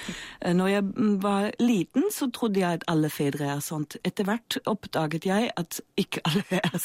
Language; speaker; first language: Norwegian; non-native, fluent; German